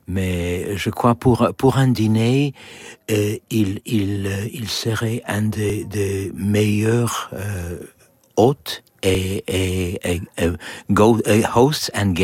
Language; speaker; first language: French; non-native, learner; English